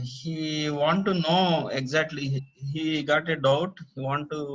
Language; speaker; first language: English; non-native, local second language; Telugu